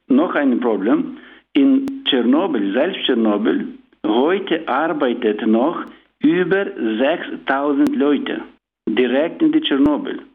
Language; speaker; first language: German; non-native, learner; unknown